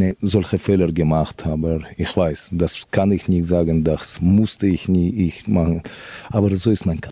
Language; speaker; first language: German; non-native, fluent; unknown